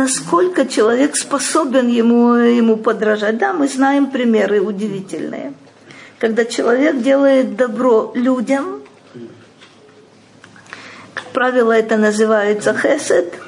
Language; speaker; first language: Russian; native; Russian